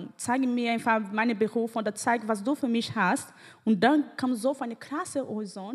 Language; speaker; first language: German; non-native, fluent; Portuguese